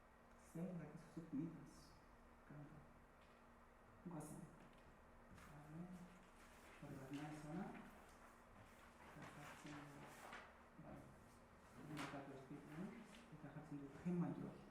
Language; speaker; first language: Basque; early bilingual, other home language; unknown